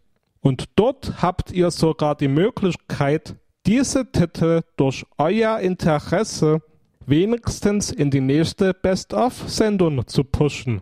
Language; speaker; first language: German; native; German